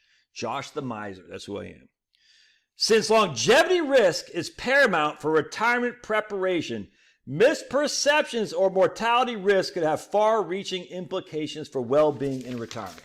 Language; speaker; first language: English; native; English